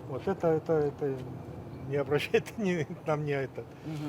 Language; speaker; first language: Russian; native; Russian